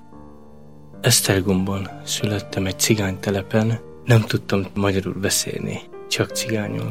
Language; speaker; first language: Hungarian; non-native, local second language; Romany